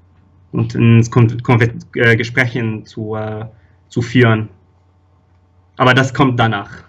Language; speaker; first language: German; non-native, fluent; Arabic